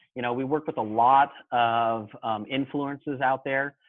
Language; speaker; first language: English; native; English